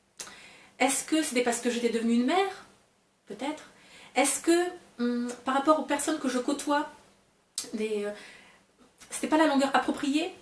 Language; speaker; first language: French; native; French